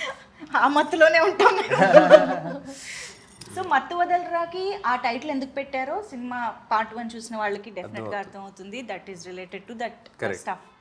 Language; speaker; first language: Telugu; native; Telugu